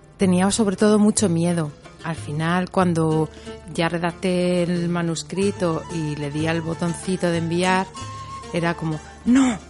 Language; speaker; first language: Spanish; native; Spanish